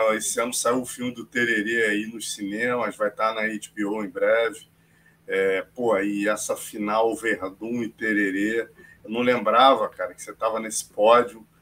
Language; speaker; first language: Portuguese; native; Portuguese